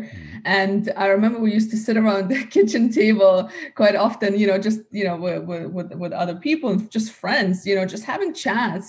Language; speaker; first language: English; native; English